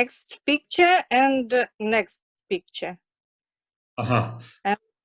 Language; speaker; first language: English; non-native, learner; Russian